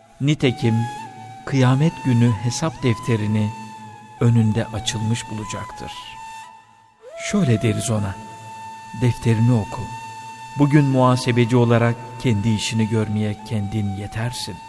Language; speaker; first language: Turkish; native; Turkish